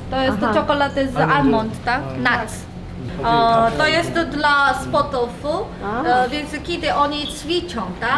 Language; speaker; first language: Polish; non-native, learner; Korean